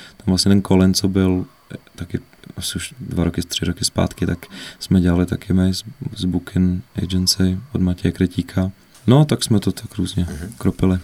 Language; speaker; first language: Czech; native; Czech